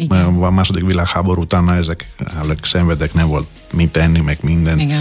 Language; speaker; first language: Hungarian; non-native, fluent; Greek